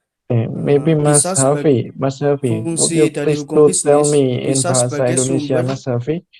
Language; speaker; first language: English; non-native, fluent; Indonesian